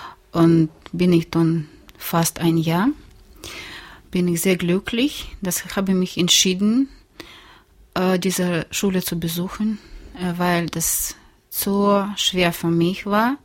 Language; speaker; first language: German; non-native, learner; Russian